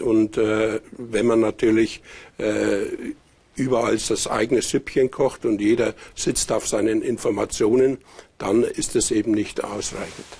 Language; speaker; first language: German; native; German